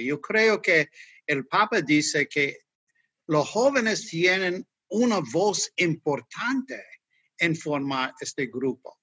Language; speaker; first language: Spanish; non-native, fluent; English